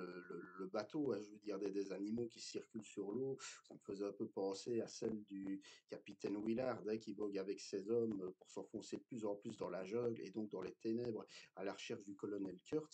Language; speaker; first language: French; native; French